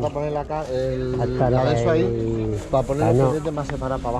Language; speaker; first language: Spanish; non-native, learner; Filipino